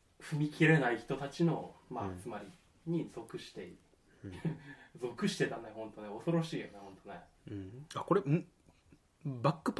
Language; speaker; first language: Japanese; native; Japanese